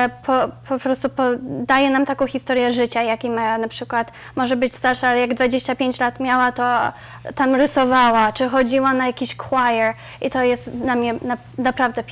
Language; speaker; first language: Polish; early bilingual, other home language; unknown